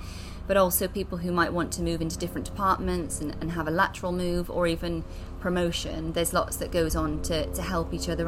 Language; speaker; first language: English; native; English